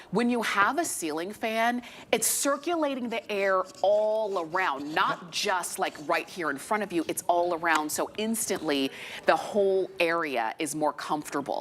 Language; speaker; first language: English; native; English